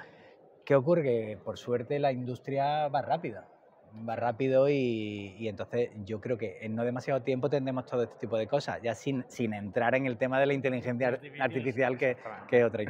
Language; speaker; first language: Spanish; native; Spanish